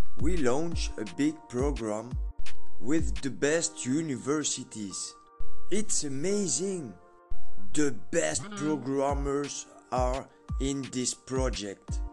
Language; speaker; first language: English; non-native, learner; French